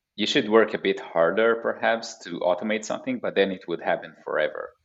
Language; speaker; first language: English; non-native, fluent; Hebrew